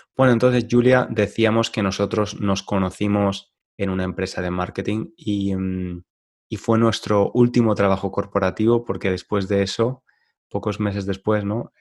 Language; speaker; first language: Spanish; native; Spanish